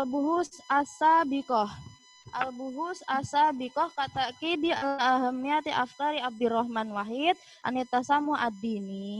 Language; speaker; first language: Arabic; non-native, learner; Indonesian